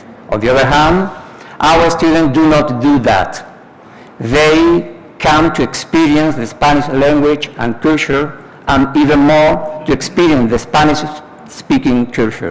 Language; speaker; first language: English; non-native, fluent; Spanish